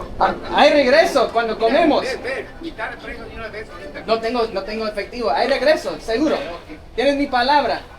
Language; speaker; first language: Spanish; early bilingual, heritage; English